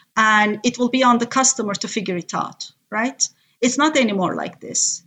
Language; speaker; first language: English; non-native, fluent; Turkish